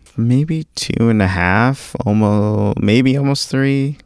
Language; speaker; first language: English; early bilingual, other home language; Filipino